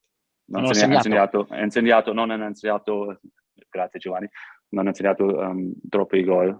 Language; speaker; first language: Italian; non-native, learner; German